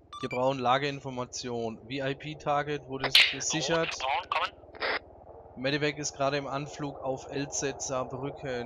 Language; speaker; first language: German; native; German